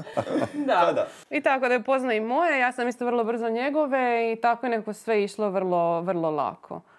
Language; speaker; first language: Croatian; native; Croatian